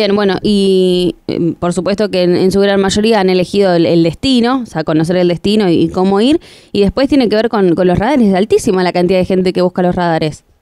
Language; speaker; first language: Spanish; native; Spanish